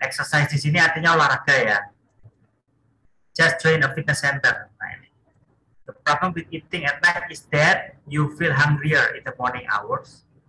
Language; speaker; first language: English; non-native, fluent; Indonesian